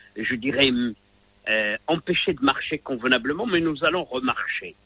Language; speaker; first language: French; non-native, local second language; Arabic